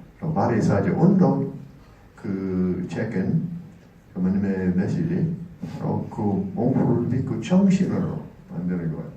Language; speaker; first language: Korean; non-native, learner; English